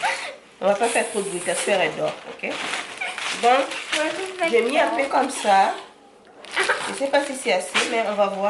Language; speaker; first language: French; non-native, local second language; Lingala